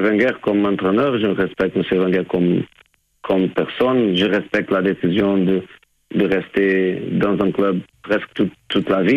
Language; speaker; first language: French; non-native, fluent; Portuguese